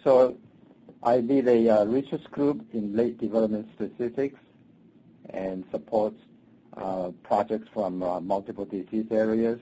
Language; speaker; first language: English; non-native, local second language; Cantonese